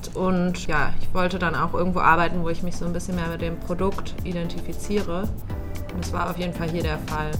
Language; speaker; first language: German; native; German